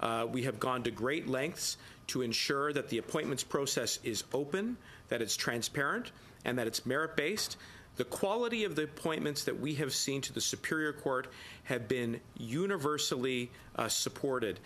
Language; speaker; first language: English; native; English